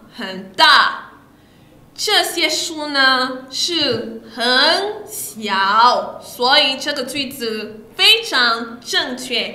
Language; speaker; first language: Chinese; non-native, fluent; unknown